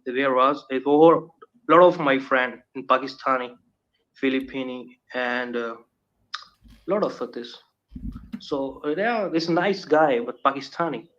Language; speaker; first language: English; non-native, learner; Punjabi